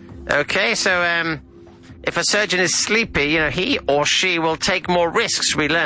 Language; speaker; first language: English; native; English